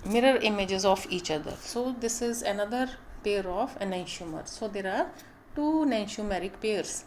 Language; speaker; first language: English; non-native, local second language; Punjabi